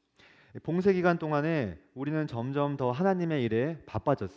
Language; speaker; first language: Korean; native; Korean